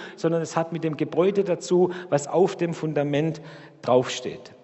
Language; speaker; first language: German; native; German